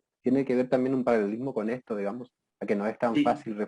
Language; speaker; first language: Spanish; native; Spanish